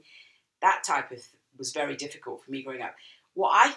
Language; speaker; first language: English; native; English